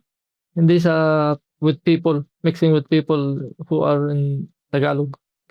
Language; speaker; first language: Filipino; non-native, fluent; Arabic